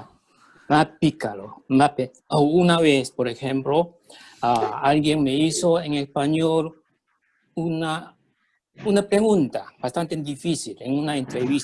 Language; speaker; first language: Spanish; early bilingual, other home language; Chinese